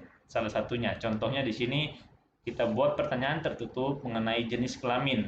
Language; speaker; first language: Indonesian; native; Indonesian